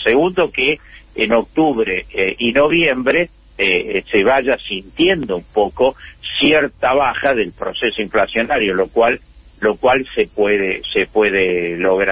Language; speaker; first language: Spanish; native; Spanish